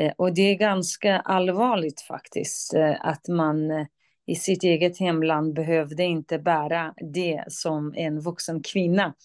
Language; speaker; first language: Swedish; non-native, fluent; Kurdish